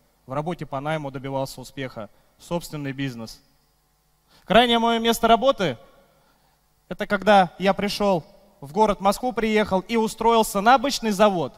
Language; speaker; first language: Russian; native; Russian